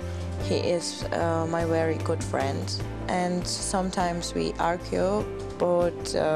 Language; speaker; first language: English; non-native, learner; German